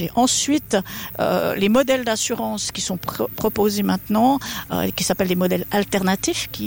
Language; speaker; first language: French; native; French